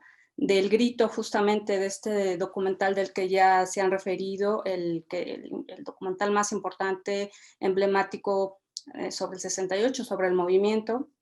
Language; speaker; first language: Spanish; native; Spanish